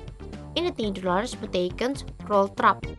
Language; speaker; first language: Dutch; non-native, fluent; Indonesian